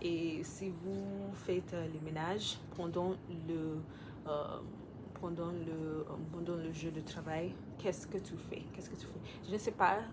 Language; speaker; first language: French; non-native, learner; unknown